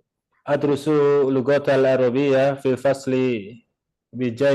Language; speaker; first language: Arabic; non-native, learner; Indonesian